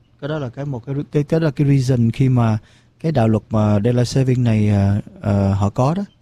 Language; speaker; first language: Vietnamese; early bilingual, heritage; Vietnamese